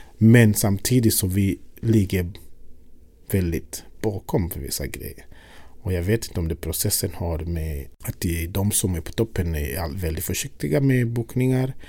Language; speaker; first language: Swedish; non-native, fluent; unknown